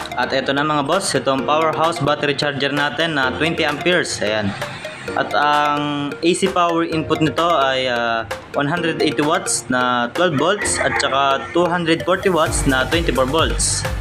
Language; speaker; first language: Filipino; native; Filipino